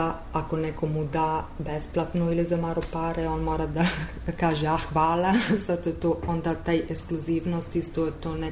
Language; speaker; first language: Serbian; non-native, learner; Italian